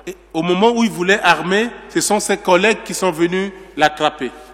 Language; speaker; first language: French; non-native, local second language; Sango